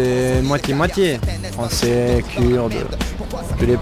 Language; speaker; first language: French; early bilingual, other home language; Kurdish